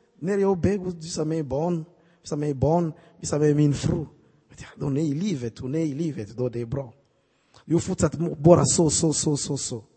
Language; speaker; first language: Swedish; non-native, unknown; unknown